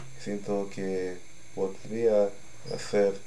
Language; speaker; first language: Spanish; non-native, learner; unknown